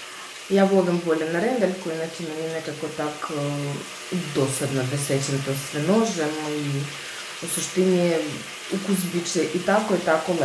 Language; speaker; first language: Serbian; non-native, learner; Russian